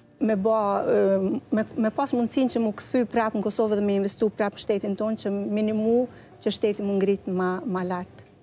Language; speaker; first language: Albanian; early bilingual, heritage; Albanian